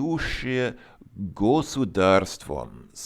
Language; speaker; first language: Russian; non-native, fluent; English